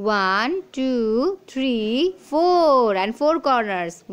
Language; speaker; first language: English; non-native, local second language; Bangla